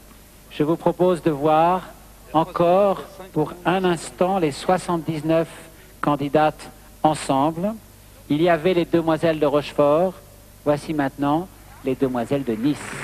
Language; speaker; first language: French; native; French